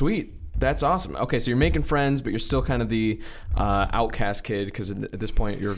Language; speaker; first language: English; native; English